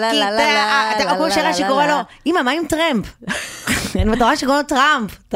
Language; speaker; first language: Hebrew; native; Hebrew